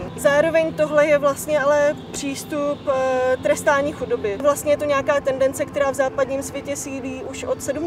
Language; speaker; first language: Czech; native; Czech